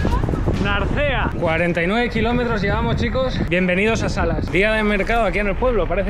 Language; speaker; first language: Spanish; native; Spanish